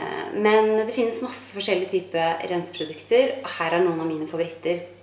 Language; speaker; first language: Norwegian; native; Norwegian